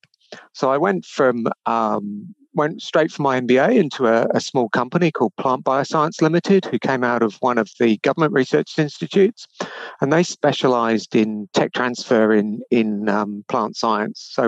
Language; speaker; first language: English; native; English